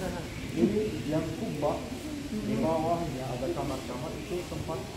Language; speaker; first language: Indonesian; non-native, fluent; Turkish